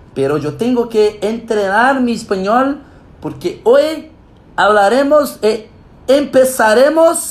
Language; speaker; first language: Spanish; non-native, learner; Portuguese